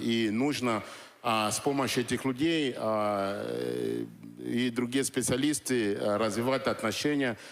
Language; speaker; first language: Russian; non-native, fluent; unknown